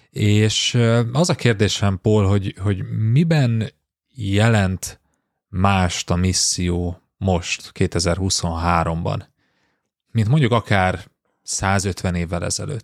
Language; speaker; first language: Hungarian; native; Hungarian